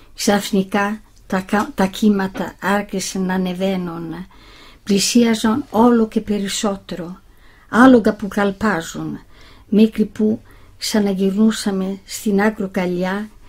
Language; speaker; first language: Greek; non-native, fluent; Italian